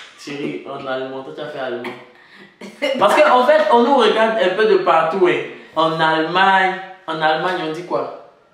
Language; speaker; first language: French; native; French